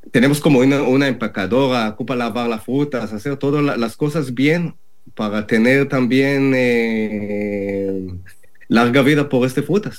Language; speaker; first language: Spanish; non-native, learner; Hebrew